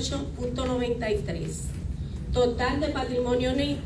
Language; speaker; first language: Spanish; native; Spanish